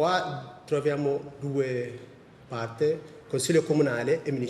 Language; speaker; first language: Italian; non-native, learner; Tigrinya